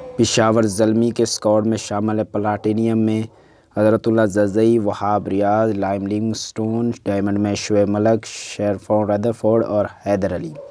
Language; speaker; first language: Urdu; native; Urdu